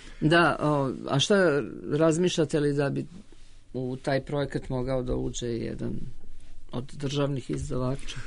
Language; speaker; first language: Serbian; native; Serbian